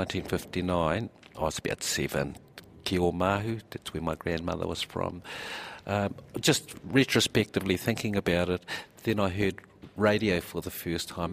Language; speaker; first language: English; native; English